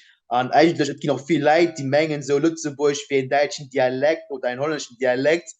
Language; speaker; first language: German; non-native, local second language; Luxembourgish